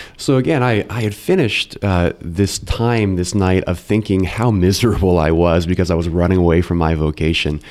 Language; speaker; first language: English; native; English